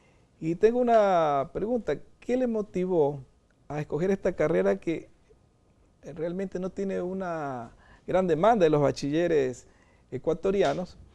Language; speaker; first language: Spanish; native; Spanish